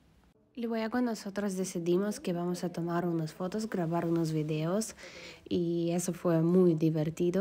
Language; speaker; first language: Spanish; non-native, learner; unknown